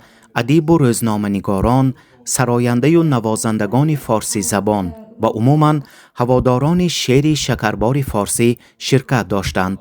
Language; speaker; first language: Persian; native; Persian